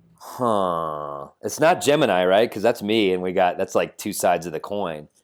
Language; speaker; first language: English; native; English